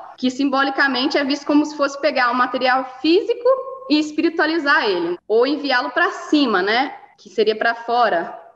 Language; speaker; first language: Portuguese; native; Portuguese